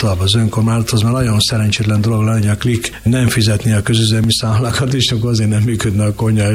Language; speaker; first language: Hungarian; native; Hungarian